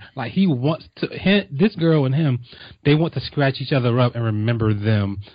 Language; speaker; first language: English; native; English